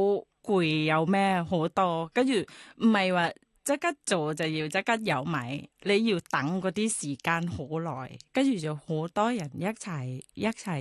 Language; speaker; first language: Cantonese; non-native, fluent; Thai